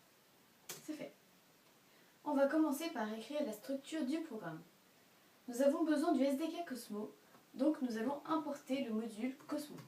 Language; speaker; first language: French; native; French